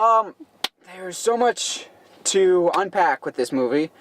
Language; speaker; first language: English; native; English